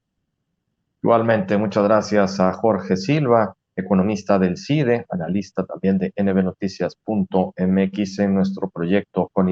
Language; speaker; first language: Spanish; native; Spanish